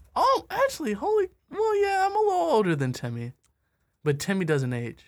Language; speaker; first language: English; native; English